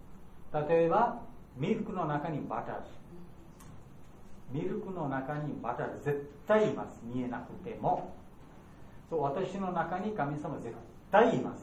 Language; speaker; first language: Japanese; non-native, learner; Bangla